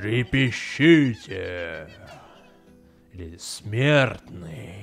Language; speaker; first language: Russian; native; Russian